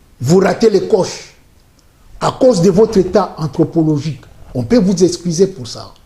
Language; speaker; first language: French; non-native, local second language; Luba-Lulua